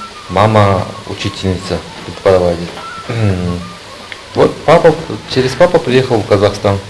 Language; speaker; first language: Russian; non-native, learner; Uzbek